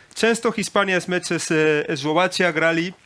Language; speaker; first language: Polish; non-native, learner; Spanish